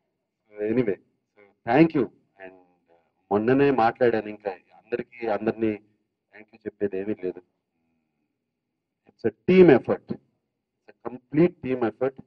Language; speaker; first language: Telugu; native; Telugu